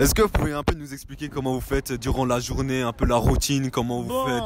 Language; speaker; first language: French; native; French